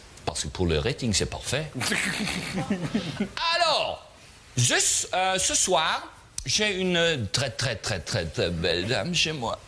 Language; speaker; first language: French; non-native, learner; German